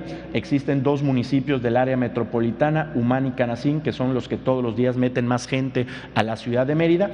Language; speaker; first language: Spanish; native; Spanish